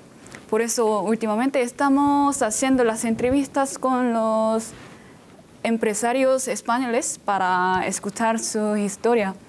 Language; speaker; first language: Spanish; non-native, fluent; Korean